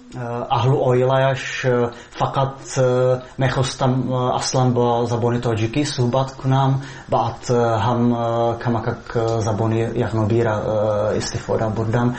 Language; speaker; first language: Persian; non-native, learner; Czech